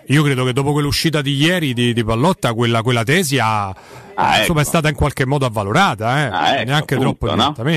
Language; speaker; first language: Italian; native; Italian